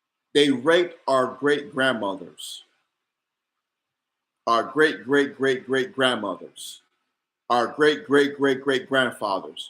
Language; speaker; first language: English; native; English